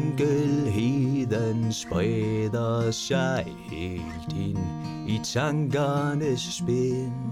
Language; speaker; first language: Danish; native; Danish